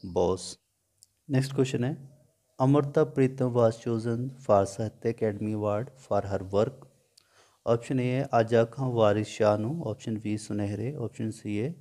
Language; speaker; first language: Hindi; non-native, local second language; Punjabi